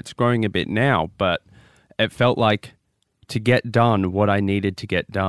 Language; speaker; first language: English; native; English